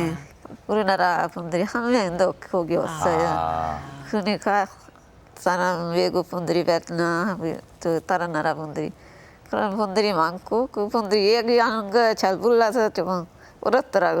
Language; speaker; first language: Korean; non-native, learner; Sinhala